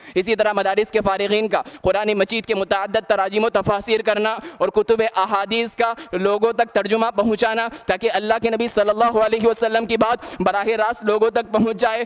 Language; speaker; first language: Urdu; native; Urdu